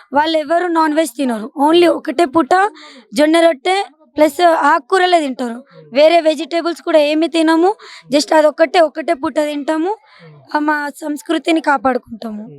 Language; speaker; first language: Telugu; non-native, local second language; Lambadi